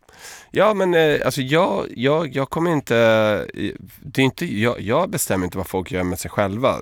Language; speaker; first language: Swedish; native; Swedish